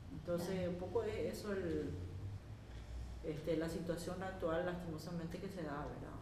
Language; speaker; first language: Spanish; native; Spanish